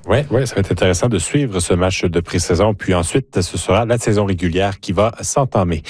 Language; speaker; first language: French; native; French